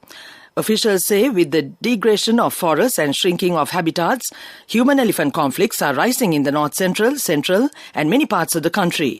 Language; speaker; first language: English; non-native, local second language; Sinhala